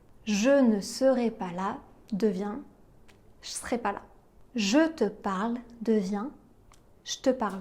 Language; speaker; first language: French; native; French